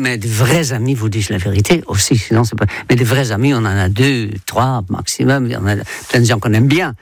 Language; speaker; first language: French; non-native, fluent; Dutch